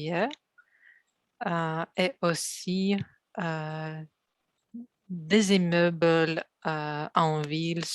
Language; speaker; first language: French; non-native, learner; Russian